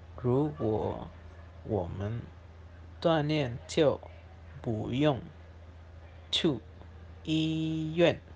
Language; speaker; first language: Chinese; non-native, learner; Spanish